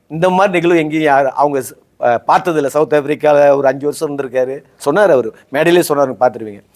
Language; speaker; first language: Tamil; native; Tamil